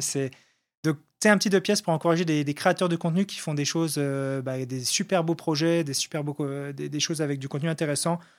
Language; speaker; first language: French; native; French